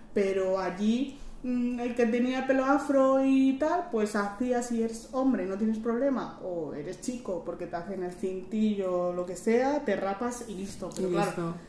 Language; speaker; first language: Spanish; native; Spanish